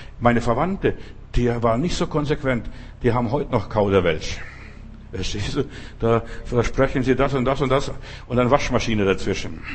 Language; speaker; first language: German; non-native, fluent; Lithuanian